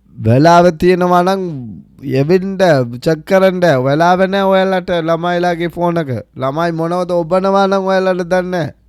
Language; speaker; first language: Sinhala; early bilingual, heritage; Sinhala